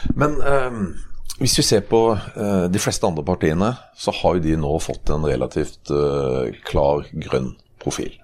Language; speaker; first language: Norwegian; native; Norwegian